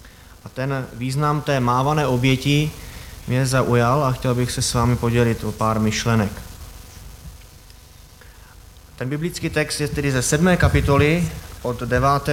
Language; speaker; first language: Czech; native; Czech